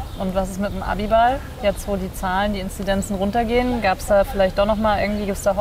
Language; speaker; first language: German; native; German